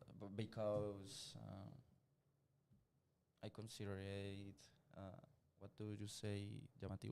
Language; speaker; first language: English; non-native, learner; Spanish